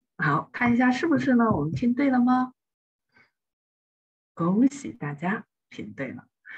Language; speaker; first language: Chinese; native; Chinese